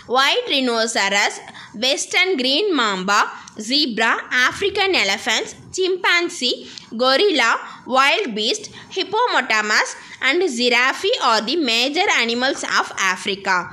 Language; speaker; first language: English; non-native, local second language; Tamil